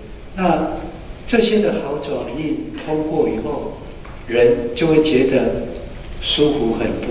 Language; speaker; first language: Chinese; native; Chinese